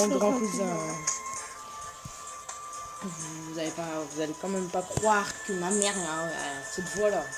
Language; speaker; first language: French; native; French